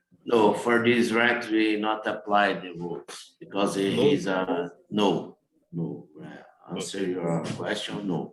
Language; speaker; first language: English; non-native, learner; Portuguese